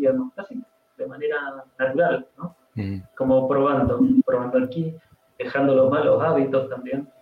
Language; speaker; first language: Spanish; native; Spanish